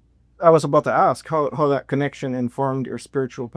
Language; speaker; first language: English; native; English